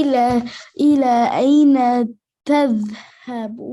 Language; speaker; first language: Arabic; non-native, learner; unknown